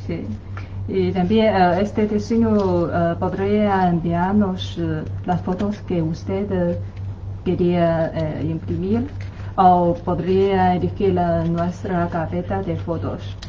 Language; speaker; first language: Spanish; non-native, learner; Chinese